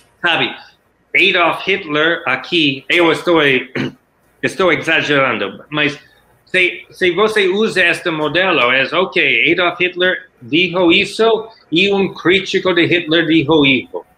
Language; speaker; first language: Portuguese; non-native, learner; English